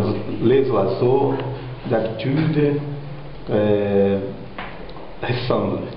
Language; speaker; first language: French; non-native, fluent; Portuguese